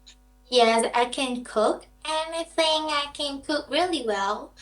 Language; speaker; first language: English; non-native, learner; Vietnamese